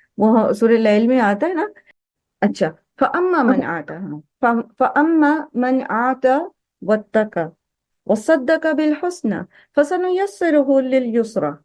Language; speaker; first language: Urdu; native; Urdu